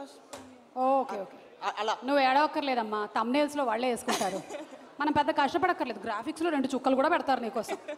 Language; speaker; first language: Telugu; native; Telugu